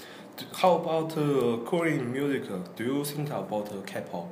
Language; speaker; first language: English; non-native, learner; Korean